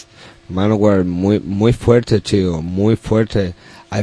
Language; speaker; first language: Spanish; non-native, learner; English